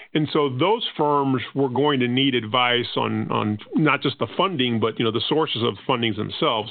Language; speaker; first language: English; non-native, fluent; Spanish